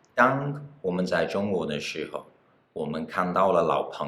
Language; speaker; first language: Chinese; non-native, fluent; English